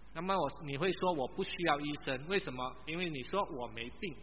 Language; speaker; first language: Chinese; non-native, local second language; Min Nan Chinese